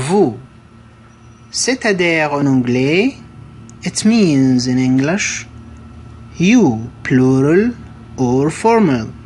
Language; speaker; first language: French; non-native, fluent; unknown